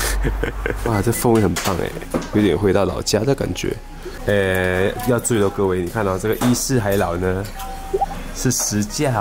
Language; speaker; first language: Chinese; native; Chinese